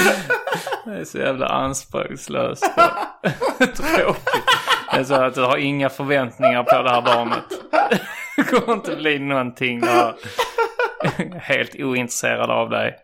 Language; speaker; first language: Swedish; native; Swedish